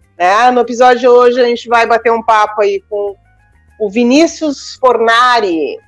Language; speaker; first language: Portuguese; native; Portuguese